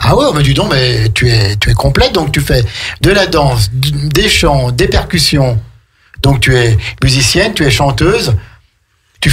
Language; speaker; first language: French; native; French